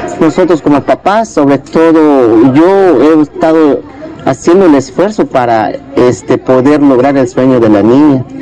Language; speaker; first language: Spanish; non-native, local second language; Tzeltal